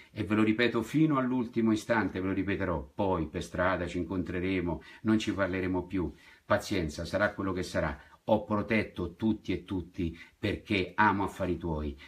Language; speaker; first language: Italian; native; Italian